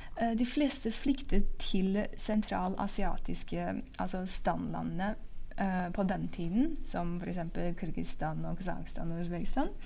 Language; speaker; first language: Norwegian; non-native, fluent; Uyghur